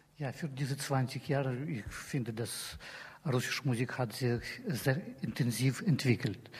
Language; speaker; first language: German; non-native, learner; Russian